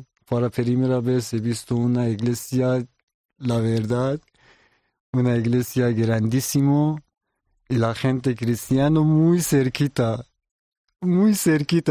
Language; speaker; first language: Spanish; non-native, learner; Persian